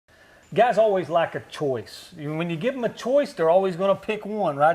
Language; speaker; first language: English; native; English